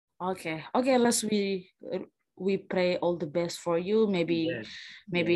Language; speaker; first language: English; non-native, fluent; Indonesian